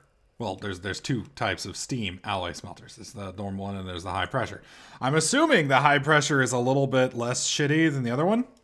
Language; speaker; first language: English; native; English